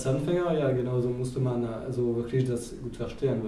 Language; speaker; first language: German; non-native, fluent; French